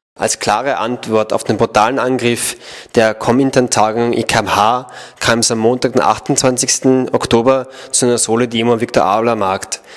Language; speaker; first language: German; native; German